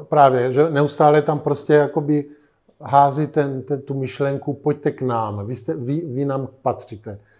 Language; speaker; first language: Czech; non-native, fluent; Italian